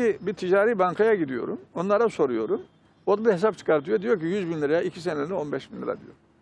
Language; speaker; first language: Turkish; native; Turkish